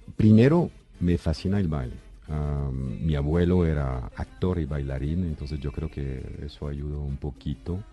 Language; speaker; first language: Spanish; non-native, fluent; French